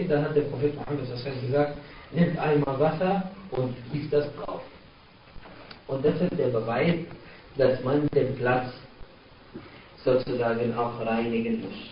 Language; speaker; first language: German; non-native, fluent; Arabic